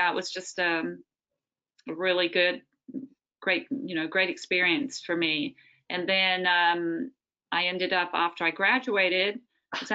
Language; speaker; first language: English; native; English